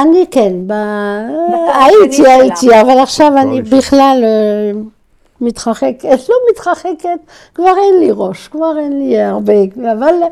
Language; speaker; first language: Hebrew; non-native, fluent; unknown